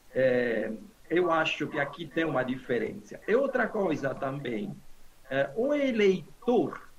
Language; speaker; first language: Portuguese; non-native, fluent; Italian